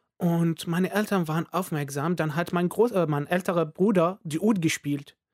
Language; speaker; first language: German; non-native, fluent; Arabic